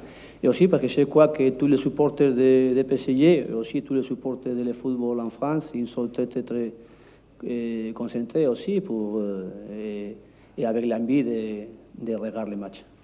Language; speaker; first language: French; non-native, learner; Spanish